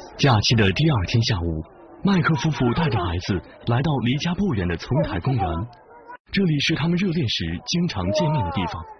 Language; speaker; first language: Chinese; native; Chinese